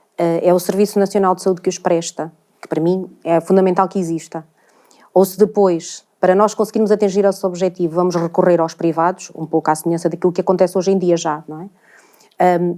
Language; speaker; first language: Portuguese; native; Portuguese